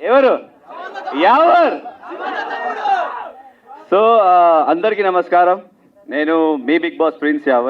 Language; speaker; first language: Telugu; non-native, learner; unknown